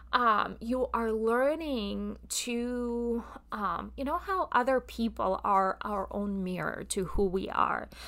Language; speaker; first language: English; non-native, fluent; Russian